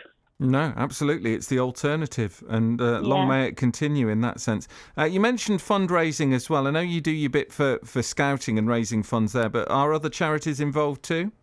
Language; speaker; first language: English; native; English